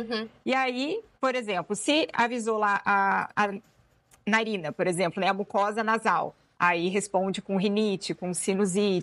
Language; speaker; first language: Portuguese; native; Portuguese